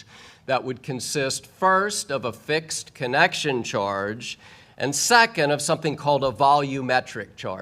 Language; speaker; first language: English; native; English